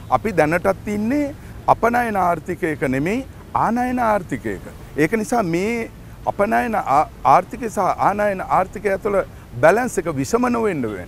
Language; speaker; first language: Sinhala; native; Sinhala